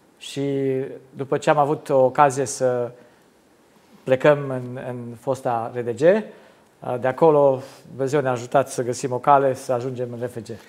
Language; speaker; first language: Romanian; non-native, local second language; German